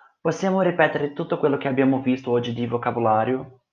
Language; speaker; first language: Italian; non-native, fluent; Portuguese